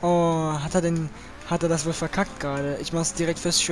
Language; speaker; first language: German; native; German